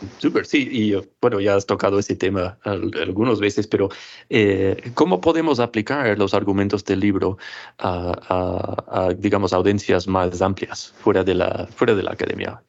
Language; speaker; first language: Spanish; non-native, fluent; English